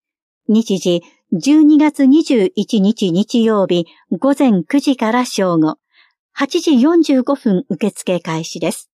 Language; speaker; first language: Japanese; native; Japanese